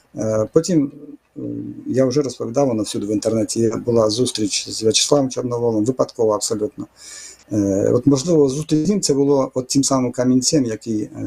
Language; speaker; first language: Ukrainian; non-native, fluent; Russian